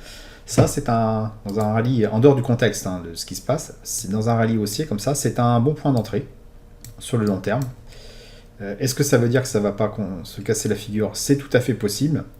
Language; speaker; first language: French; native; French